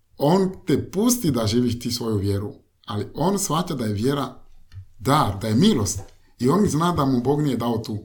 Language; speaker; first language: Croatian; non-native, fluent; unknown